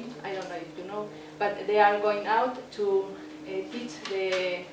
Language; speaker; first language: English; non-native, learner; Spanish